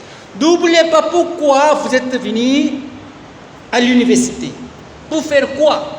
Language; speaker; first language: French; non-native, learner; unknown